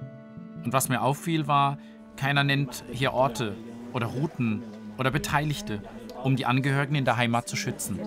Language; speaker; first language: German; native; German